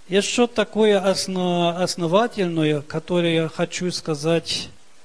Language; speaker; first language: Russian; early bilingual, heritage; Russian